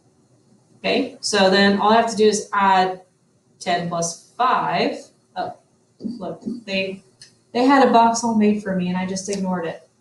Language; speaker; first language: English; native; English